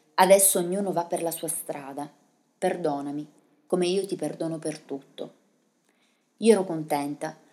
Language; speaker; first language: Italian; early bilingual, other home language; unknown